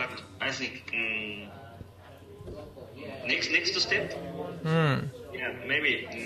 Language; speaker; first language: English; non-native, learner; Japanese